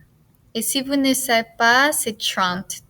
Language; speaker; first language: French; non-native, fluent; English